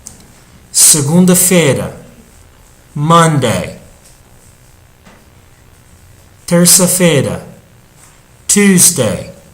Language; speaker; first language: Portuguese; non-native, fluent; English